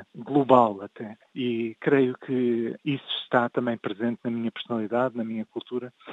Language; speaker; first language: Portuguese; early bilingual, other home language; English